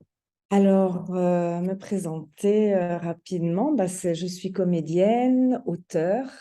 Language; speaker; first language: French; native; French